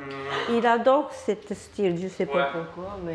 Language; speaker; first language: French; non-native, learner; Japanese